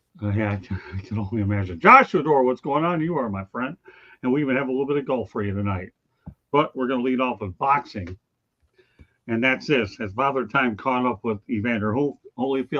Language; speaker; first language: English; native; English